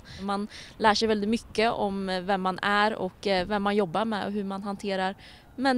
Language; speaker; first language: Swedish; native; Swedish